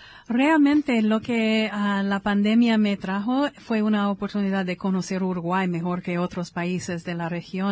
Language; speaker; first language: Spanish; non-native, fluent; English